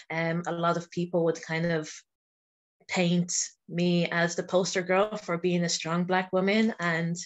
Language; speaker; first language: English; native; English